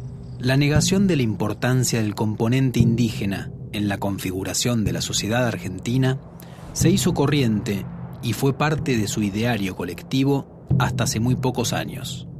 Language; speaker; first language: Spanish; native; Spanish